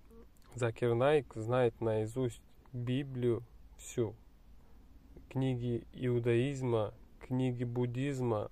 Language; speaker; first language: Russian; non-native, fluent; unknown